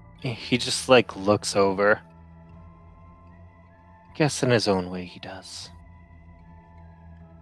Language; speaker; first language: English; native; English